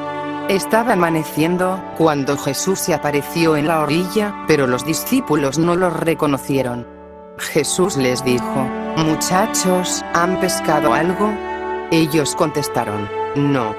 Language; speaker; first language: Spanish; native; Spanish